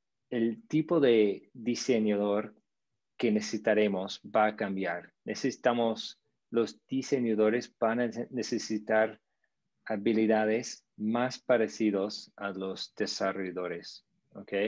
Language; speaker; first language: Spanish; non-native, fluent; English